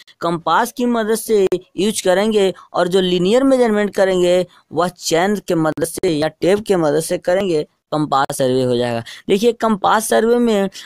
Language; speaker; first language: Hindi; native; Hindi